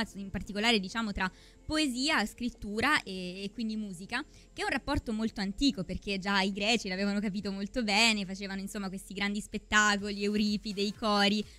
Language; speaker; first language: Italian; native; Italian